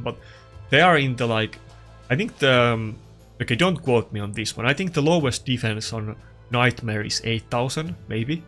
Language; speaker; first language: English; non-native, fluent; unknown